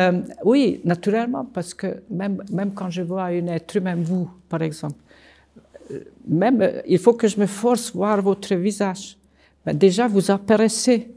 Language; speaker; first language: French; non-native, fluent; Hungarian